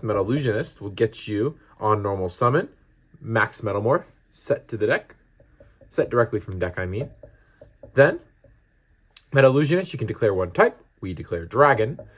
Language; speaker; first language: English; native; English